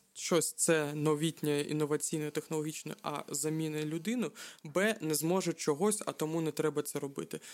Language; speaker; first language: Ukrainian; non-native, local second language; Russian